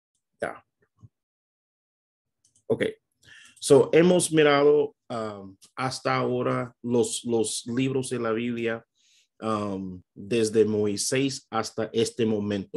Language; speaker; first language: Spanish; non-native, fluent; English